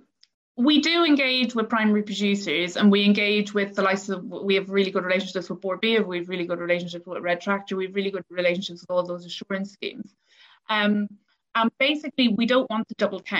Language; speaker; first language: English; native; English